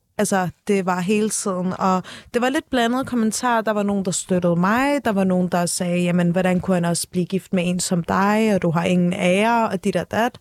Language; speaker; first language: Danish; early bilingual, other home language; Turkish